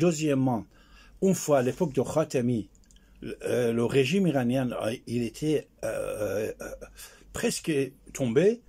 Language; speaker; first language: French; non-native, fluent; Persian